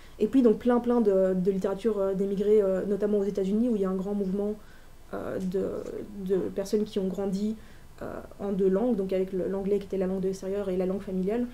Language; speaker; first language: French; native; French